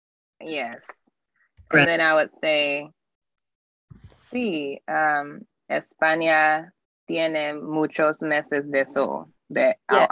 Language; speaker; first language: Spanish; non-native, learner; English